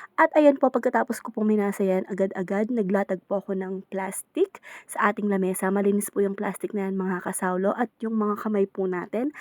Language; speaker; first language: Filipino; native; Filipino